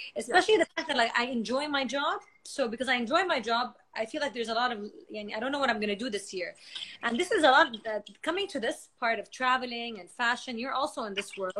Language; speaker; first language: English; non-native, fluent; Arabic